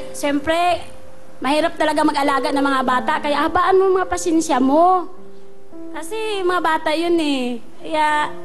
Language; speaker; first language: Filipino; non-native, local second language; Cebuano